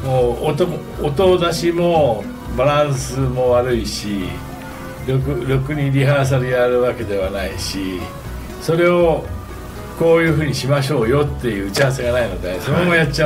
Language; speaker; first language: Japanese; native; Japanese